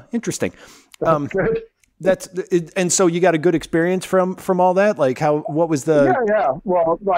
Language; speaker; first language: English; native; English